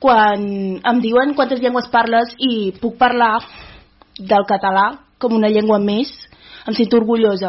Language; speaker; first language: Catalan; early bilingual, other home language; Wolof